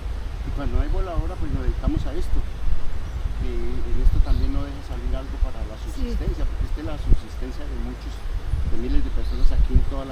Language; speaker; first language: Spanish; native; Spanish